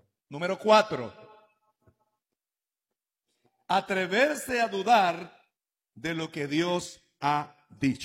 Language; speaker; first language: Spanish; native; Spanish